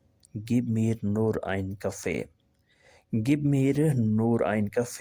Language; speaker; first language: German; non-native, learner; Urdu